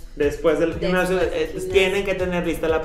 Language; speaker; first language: Spanish; native; Spanish